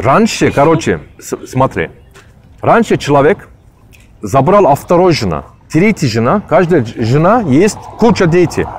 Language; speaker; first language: Russian; non-native, learner; Turkish